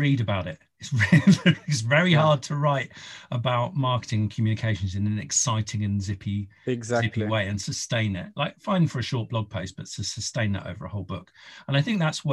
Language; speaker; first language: English; native; English